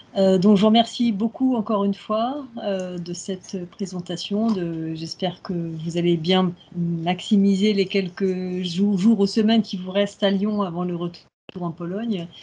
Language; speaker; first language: French; native; French